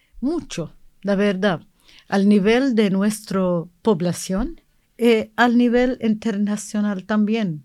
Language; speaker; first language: Spanish; non-native, learner; Arabic